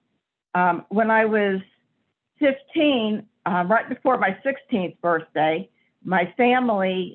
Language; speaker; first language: English; native; English